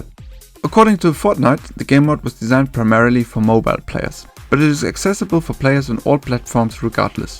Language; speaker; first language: English; non-native, fluent; German